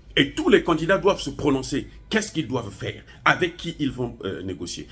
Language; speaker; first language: French; non-native, local second language; Lingala